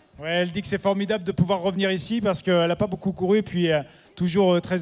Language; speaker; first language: French; native; French